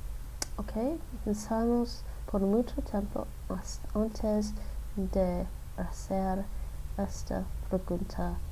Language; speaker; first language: Spanish; non-native, learner; English